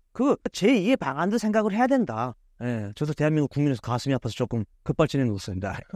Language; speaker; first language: Korean; native; Korean